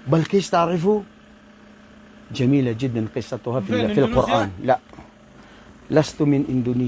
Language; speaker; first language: Arabic; non-native, learner; Maranao